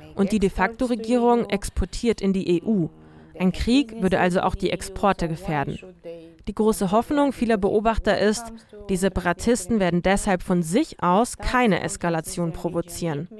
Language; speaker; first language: German; non-native, fluent; Russian